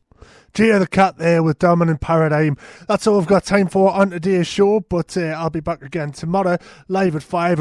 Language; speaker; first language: English; native; English